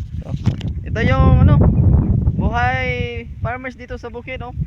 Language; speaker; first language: Filipino; non-native, local second language; Cebuano